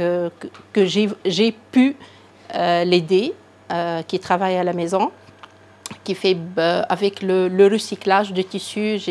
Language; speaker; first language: French; non-native, local second language; Arabic